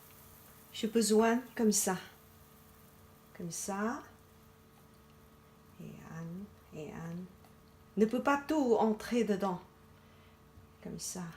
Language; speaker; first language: French; non-native, learner; Chinese